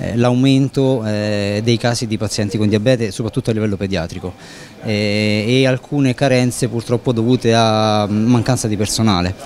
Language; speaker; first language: Italian; native; Italian